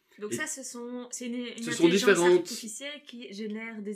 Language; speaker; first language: French; native; French